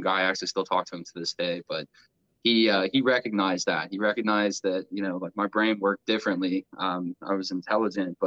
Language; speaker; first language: English; native; English